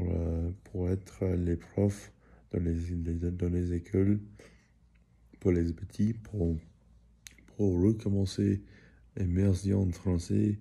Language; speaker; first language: French; early bilingual, heritage; English